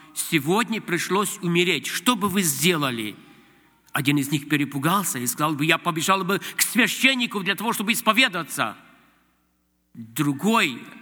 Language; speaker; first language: Russian; non-native, local second language; Ukrainian